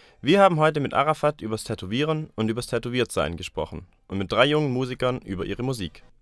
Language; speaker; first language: German; native; German